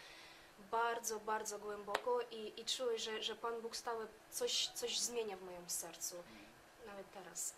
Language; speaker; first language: Polish; non-native, learner; Ukrainian